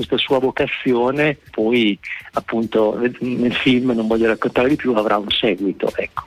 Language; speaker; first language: Italian; native; Italian